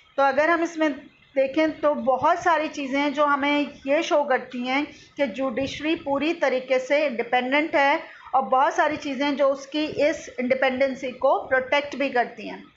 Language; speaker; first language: Hindi; native; Hindi